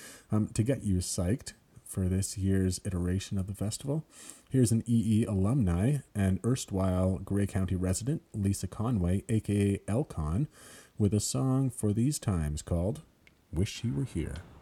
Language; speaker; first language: English; native; English